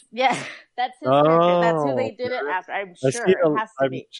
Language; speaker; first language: English; native; English